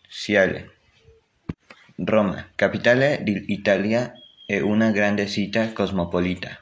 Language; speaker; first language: Italian; non-native, learner; Spanish